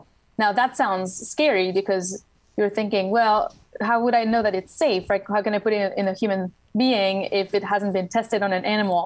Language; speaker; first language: English; non-native, fluent; French